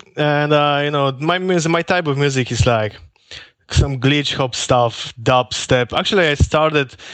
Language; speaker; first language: English; non-native, learner; Polish